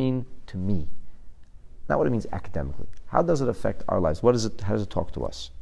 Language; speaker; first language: English; native; English